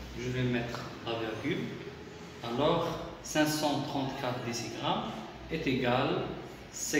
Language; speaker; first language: French; non-native, local second language; Arabic